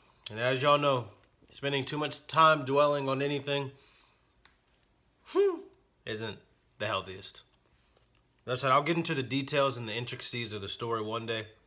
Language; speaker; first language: English; native; English